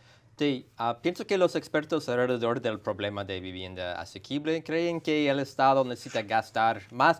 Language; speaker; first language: Spanish; non-native, fluent; English